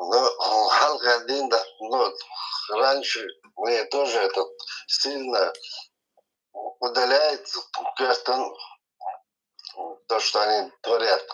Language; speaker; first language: Russian; non-native, local second language; Chechen